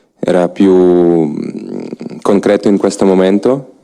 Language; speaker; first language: Italian; non-native, learner; Ukrainian